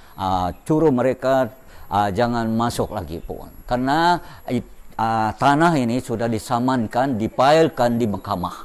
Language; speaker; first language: Indonesian; non-native, local second language; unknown